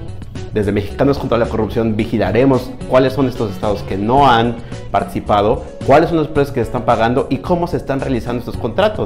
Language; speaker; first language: Spanish; native; Spanish